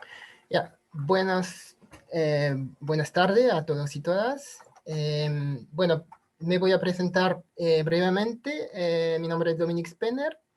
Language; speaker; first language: Spanish; non-native, fluent; French